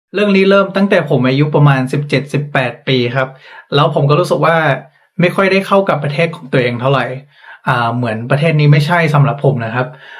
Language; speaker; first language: Thai; non-native, fluent; English